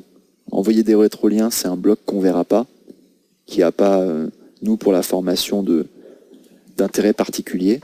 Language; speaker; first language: French; native; French